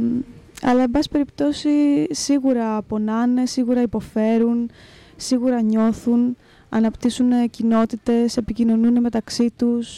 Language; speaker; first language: Greek; native; Greek